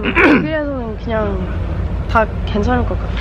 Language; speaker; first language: Korean; non-native, fluent; German